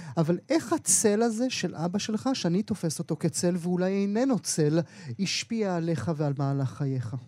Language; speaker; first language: Hebrew; native; Hebrew